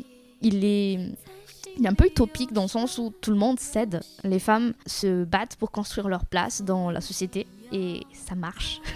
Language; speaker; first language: French; native; French